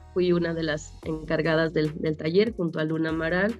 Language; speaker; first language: Spanish; native; Spanish